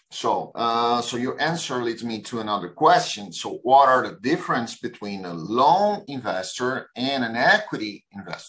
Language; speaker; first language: English; non-native, fluent; Portuguese